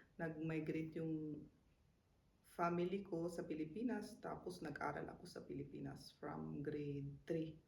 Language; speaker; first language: Filipino; non-native, local second language; German